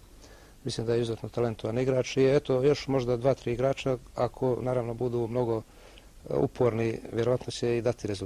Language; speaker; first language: Bosnian; native; Bosnian